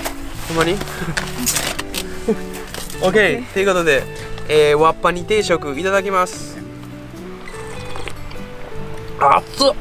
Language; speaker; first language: Japanese; native; Japanese